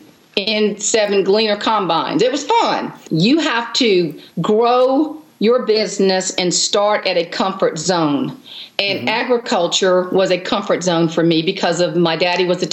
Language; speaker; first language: English; native; English